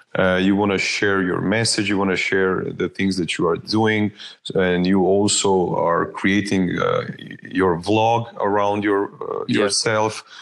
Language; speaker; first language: English; non-native, fluent; Croatian